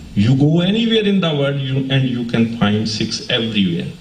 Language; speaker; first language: English; non-native, local second language; Punjabi